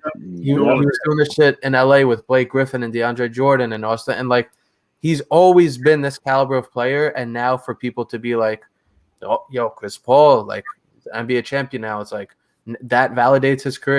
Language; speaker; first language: English; native; English